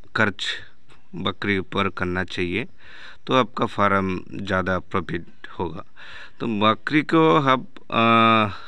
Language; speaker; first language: Hindi; non-native, local second language; Bangla